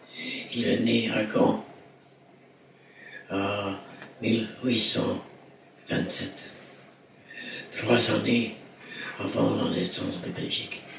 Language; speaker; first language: French; non-native, fluent; Dutch